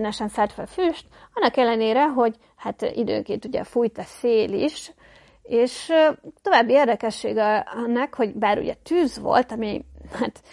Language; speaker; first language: Hungarian; native; Hungarian